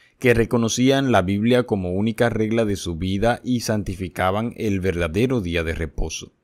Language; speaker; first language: Spanish; native; Spanish